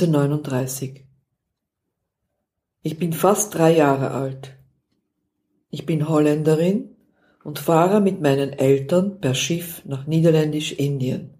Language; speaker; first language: German; non-native, fluent; Dutch